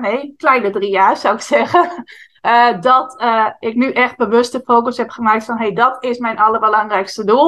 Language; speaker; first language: Dutch; native; Dutch